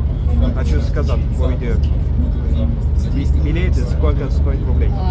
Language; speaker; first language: Russian; non-native, learner; Turkish